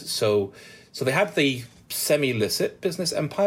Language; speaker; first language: English; native; English